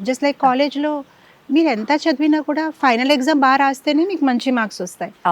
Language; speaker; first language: Telugu; non-native, fluent; Gujarati